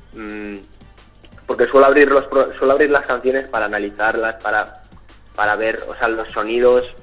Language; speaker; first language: Spanish; early bilingual, other home language; French